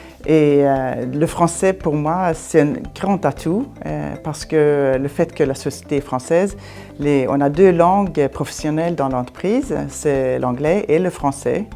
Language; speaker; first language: French; non-native, fluent; Swedish